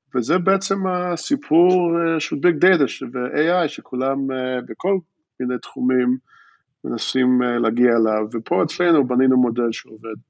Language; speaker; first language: Hebrew; early bilingual, other home language; English